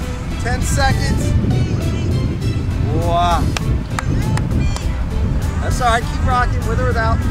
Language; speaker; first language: English; non-native, fluent; Portuguese